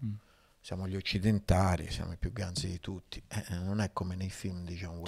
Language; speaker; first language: Italian; native; Italian